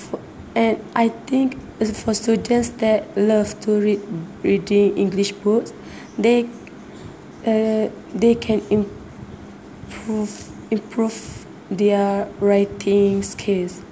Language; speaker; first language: English; non-native, learner; Malay